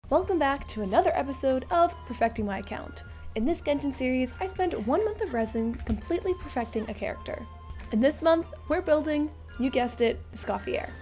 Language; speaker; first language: English; native; English